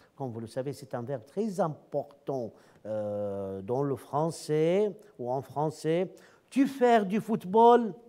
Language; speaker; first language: French; non-native, fluent; Arabic